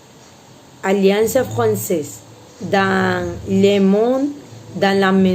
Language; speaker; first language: French; non-native, learner; Spanish